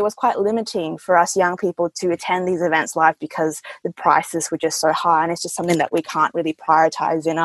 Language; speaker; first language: English; early bilingual, other home language; Indonesian